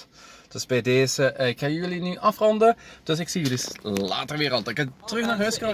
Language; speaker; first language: Dutch; native; Dutch